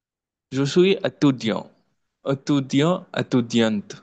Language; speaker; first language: French; non-native, learner; Telugu